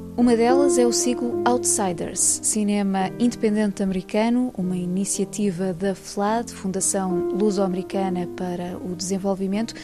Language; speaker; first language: Portuguese; native; Portuguese